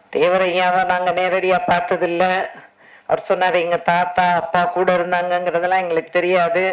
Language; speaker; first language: Tamil; native; Tamil